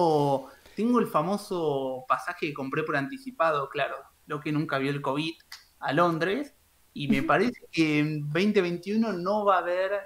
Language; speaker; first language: Spanish; native; Spanish